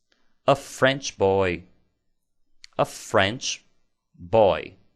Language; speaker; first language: English; non-native, fluent; Portuguese